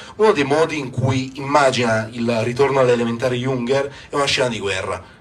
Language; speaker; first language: Italian; native; Italian